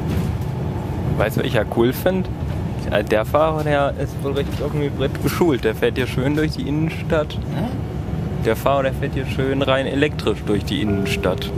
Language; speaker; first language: German; native; German